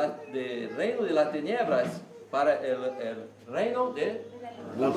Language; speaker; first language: Spanish; non-native, learner; Portuguese